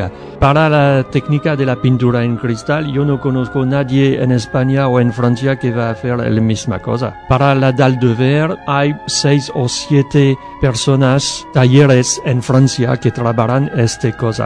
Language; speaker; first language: Spanish; non-native, learner; French